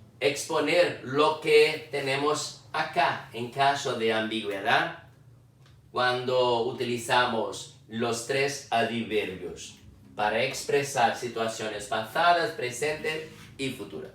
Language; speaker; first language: Spanish; non-native, fluent; Portuguese